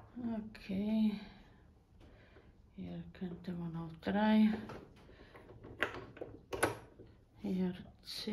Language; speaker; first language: German; non-native, fluent; Croatian